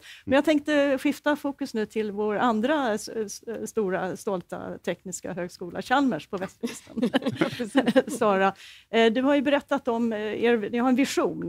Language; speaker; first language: Swedish; native; Swedish